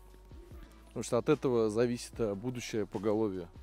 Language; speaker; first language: Russian; native; Russian